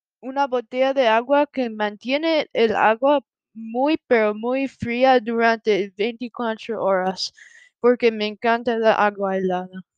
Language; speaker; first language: Spanish; non-native, learner; English